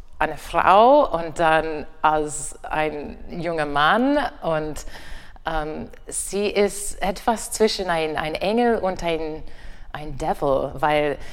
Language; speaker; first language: German; non-native, learner; English